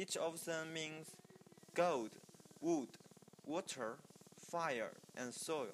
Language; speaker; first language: English; non-native, learner; Chinese